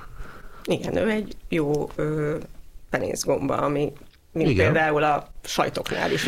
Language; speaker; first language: Hungarian; native; Hungarian